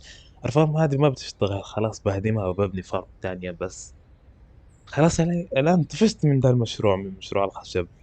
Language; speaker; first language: Arabic; native; Arabic